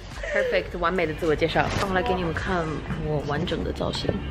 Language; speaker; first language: Chinese; early bilingual, heritage; Chinese